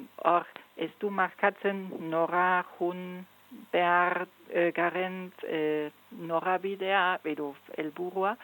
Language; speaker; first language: Basque; non-native, fluent; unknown